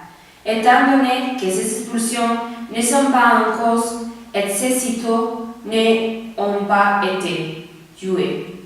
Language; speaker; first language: French; non-native, learner; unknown